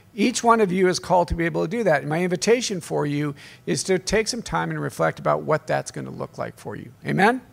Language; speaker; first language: English; native; English